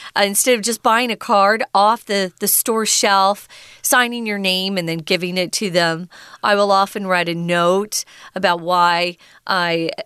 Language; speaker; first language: English; native; English